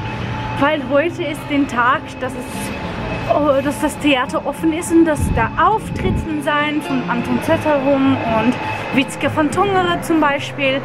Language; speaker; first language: German; non-native, fluent; Dutch